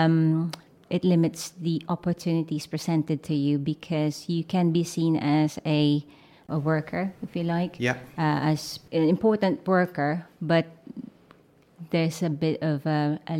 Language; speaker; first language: English; non-native, local second language; Filipino